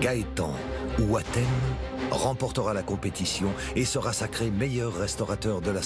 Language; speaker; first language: French; native; French